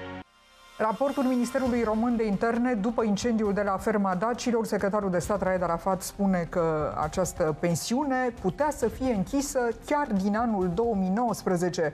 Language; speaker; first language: Romanian; native; Romanian